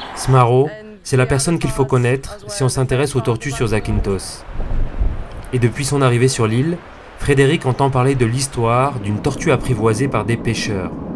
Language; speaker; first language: French; native; French